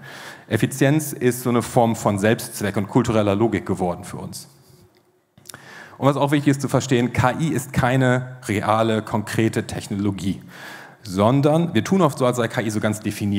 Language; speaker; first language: German; native; German